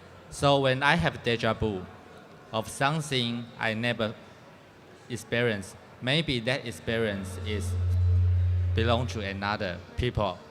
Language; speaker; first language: English; non-native, fluent; Chinese